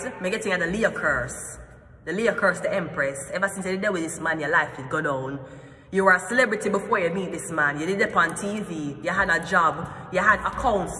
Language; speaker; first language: English; native; English